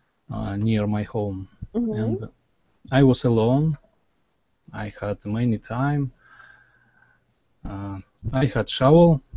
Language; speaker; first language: English; non-native, learner; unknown